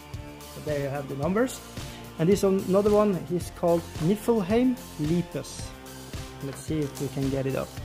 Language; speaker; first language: English; non-native, fluent; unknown